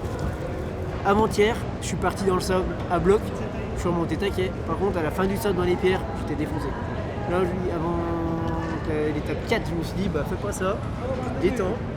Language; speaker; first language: French; native; French